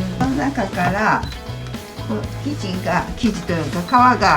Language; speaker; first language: Japanese; native; Japanese